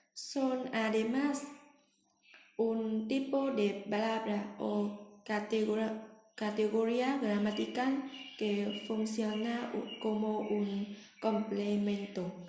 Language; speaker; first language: Spanish; non-native, learner; Vietnamese